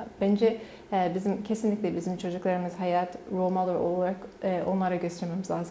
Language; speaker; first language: Turkish; non-native, learner; English